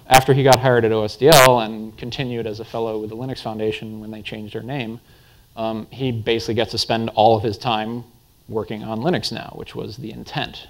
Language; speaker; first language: English; native; English